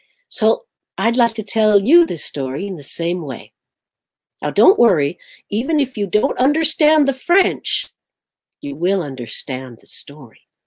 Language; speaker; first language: English; early bilingual, other home language; Arabic